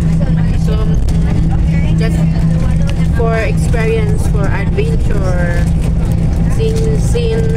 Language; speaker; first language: English; non-native, local second language; Filipino